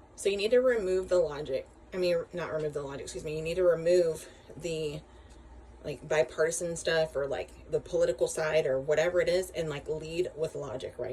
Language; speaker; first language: English; native; English